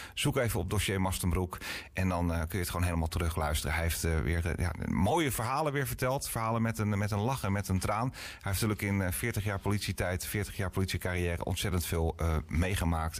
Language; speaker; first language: Dutch; native; Dutch